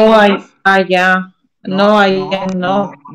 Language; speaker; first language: English; non-native, learner; Spanish